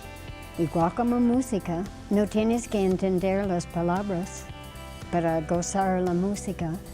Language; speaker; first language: Spanish; non-native, fluent; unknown